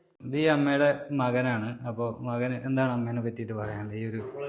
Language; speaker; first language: Malayalam; native; Malayalam